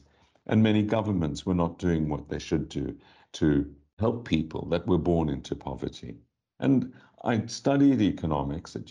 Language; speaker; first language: English; native; English